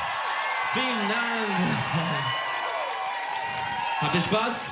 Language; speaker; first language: German; non-native, learner; Turkish